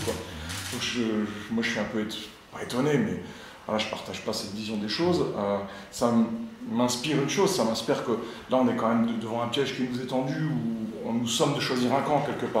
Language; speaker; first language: French; native; French